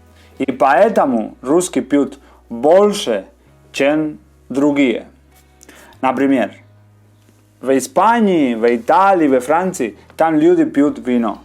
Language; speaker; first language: Russian; non-native, learner; Spanish